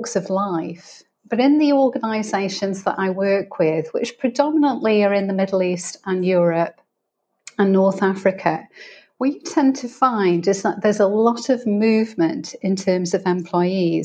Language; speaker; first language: English; native; English